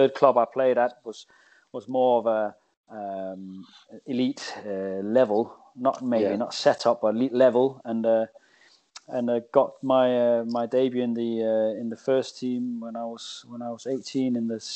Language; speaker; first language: English; non-native, fluent; Danish